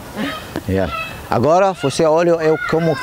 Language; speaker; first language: Portuguese; non-native, learner; Arabic